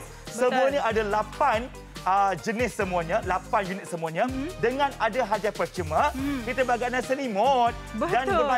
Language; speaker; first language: Malay; native; Malay